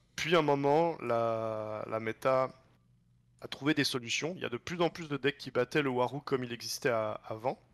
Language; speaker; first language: French; native; French